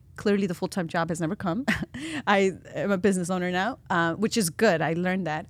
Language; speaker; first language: English; early bilingual, other home language; Spanish